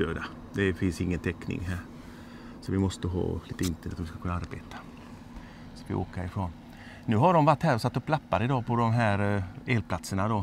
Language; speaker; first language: Swedish; native; Swedish